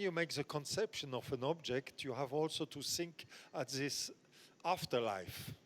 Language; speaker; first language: English; non-native, fluent; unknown